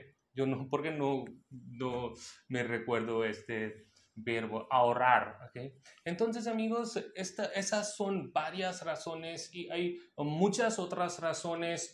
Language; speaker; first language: Spanish; non-native, local second language; Hindi